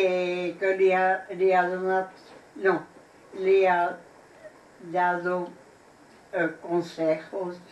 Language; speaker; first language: Spanish; non-native, fluent; French